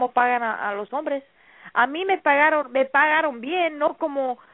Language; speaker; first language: Spanish; early bilingual, heritage; Spanish